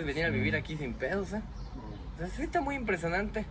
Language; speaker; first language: Spanish; native; Spanish